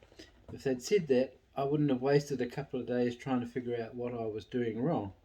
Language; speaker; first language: English; native; English